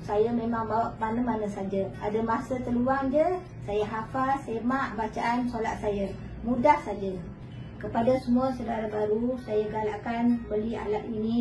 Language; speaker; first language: Malay; non-native, local second language; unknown